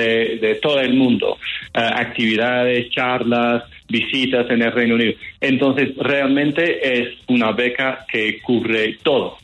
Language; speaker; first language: Spanish; non-native, fluent; English